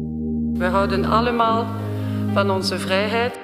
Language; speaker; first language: Dutch; non-native, local second language; French